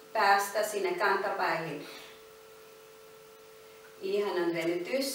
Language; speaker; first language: Finnish; non-native, learner; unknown